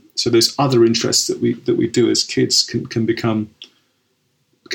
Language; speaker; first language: English; native; English